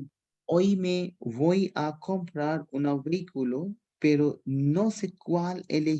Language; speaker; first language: Spanish; non-native, fluent; Hindi